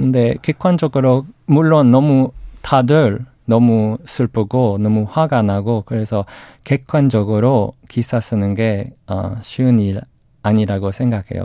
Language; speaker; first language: Korean; non-native, learner; English